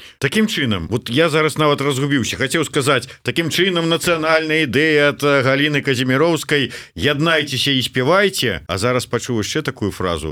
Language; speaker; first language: Belarusian; native; Belarusian